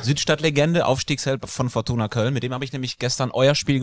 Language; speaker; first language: German; native; German